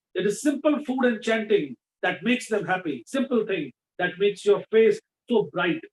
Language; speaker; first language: English; non-native, local second language; Hindi